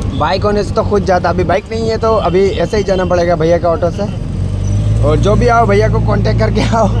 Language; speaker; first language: Hindi; non-native, local second language; Assamese